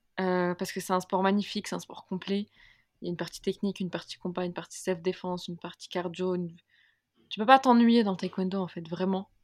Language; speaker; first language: French; early bilingual, other home language; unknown